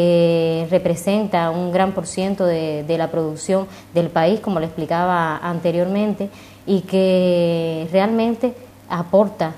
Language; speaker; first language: Spanish; native; Spanish